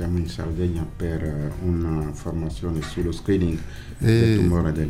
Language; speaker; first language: Italian; non-native, fluent; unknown